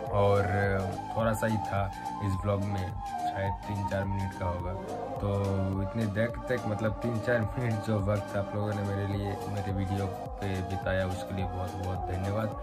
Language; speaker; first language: Hindi; non-native, local second language; Bangla